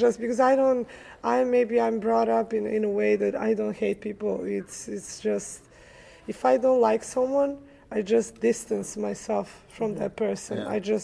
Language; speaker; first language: English; early bilingual, other home language; Serbian